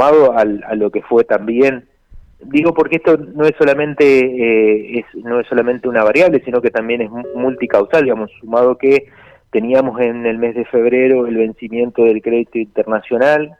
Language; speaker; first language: Spanish; native; Spanish